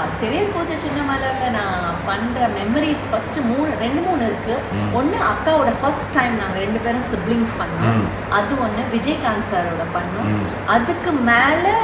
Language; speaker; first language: Tamil; non-native, local second language; Telugu